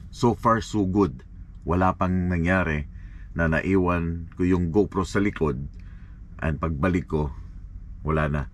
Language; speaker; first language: Filipino; non-native, local second language; Cebuano